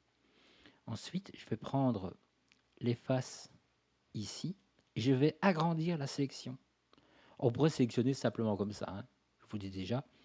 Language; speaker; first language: French; native; French